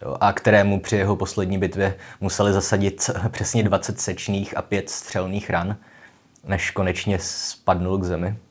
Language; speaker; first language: Czech; native; Czech